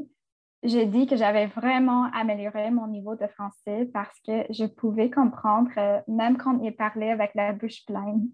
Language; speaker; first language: French; non-native, fluent; English